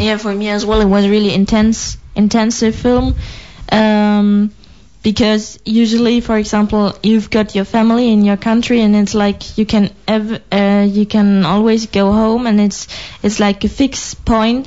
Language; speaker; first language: English; non-native, fluent; German